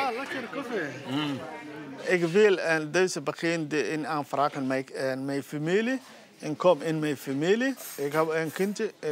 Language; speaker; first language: Dutch; non-native, learner; Somali